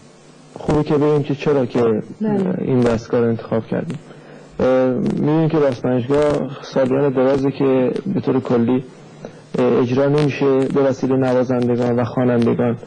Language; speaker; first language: Persian; native; Persian